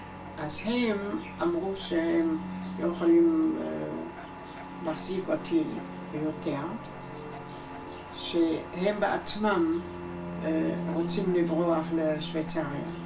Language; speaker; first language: Hebrew; non-native, fluent; German